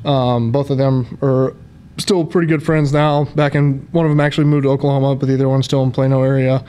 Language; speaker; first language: English; native; English